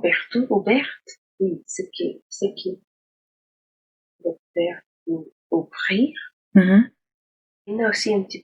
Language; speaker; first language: French; non-native, learner; Spanish